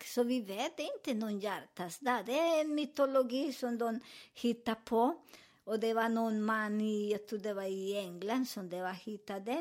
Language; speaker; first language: Swedish; non-native, learner; Spanish